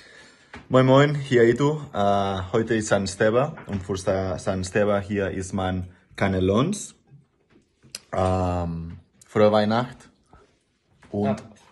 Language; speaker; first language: German; non-native, learner; Spanish